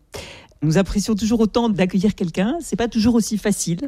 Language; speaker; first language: French; native; French